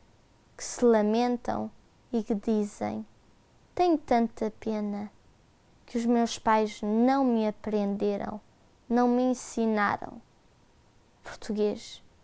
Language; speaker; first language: Portuguese; early bilingual, heritage; Portuguese